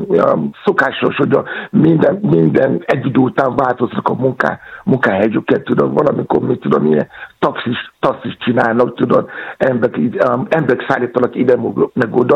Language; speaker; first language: Hungarian; non-native, fluent; Yoruba